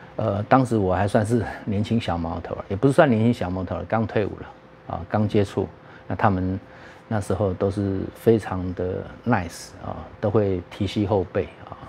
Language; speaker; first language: Chinese; native; Chinese